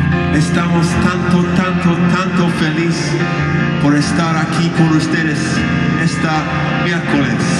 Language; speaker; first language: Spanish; non-native, learner; English